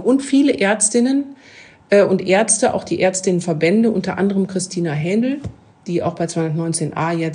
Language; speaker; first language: German; native; German